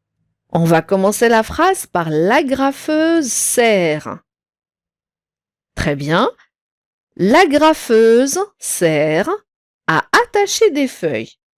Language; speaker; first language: French; non-native, local second language; Arabic